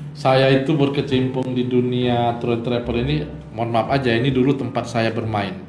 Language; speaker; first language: Indonesian; native; Indonesian